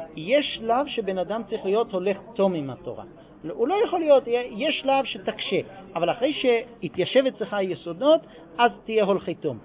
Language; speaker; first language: Hebrew; non-native, fluent; English